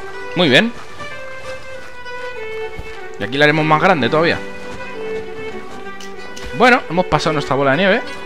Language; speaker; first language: Spanish; native; Spanish